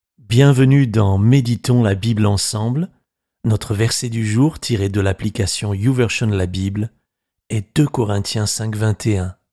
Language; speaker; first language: French; native; French